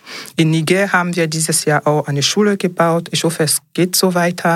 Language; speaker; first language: German; non-native, fluent; French